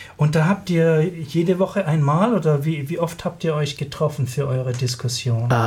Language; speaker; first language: German; native; German